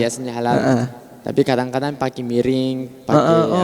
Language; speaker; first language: Indonesian; non-native, fluent; Japanese